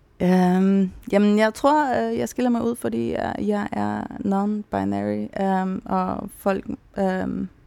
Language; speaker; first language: Danish; non-native, local second language; Faroese